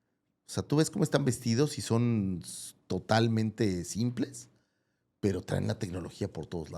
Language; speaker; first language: Spanish; native; Spanish